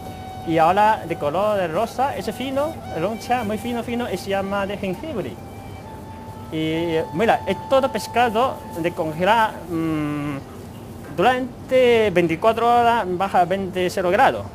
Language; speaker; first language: Spanish; non-native, learner; Chinese